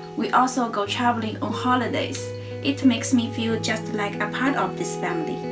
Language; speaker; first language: English; non-native, learner; Chinese